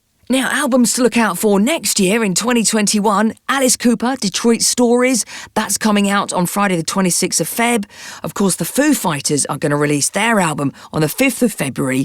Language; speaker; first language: English; native; English